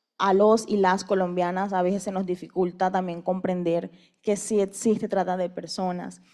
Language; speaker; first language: Spanish; native; Spanish